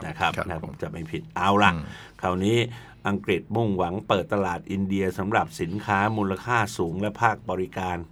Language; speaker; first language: Thai; native; Thai